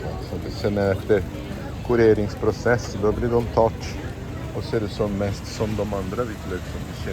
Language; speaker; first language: Swedish; non-native, fluent; Portuguese